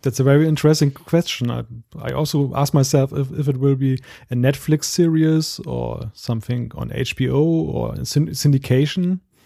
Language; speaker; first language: English; non-native, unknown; German